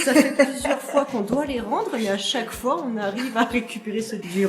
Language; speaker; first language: French; native; French